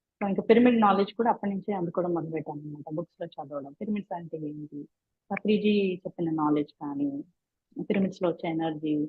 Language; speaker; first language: Telugu; native; Telugu